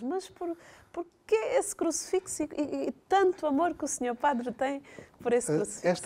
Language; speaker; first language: Portuguese; native; Portuguese